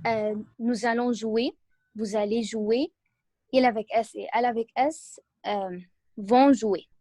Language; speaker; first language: French; non-native, learner; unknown